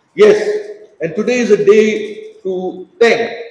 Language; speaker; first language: English; non-native, local second language; Konkani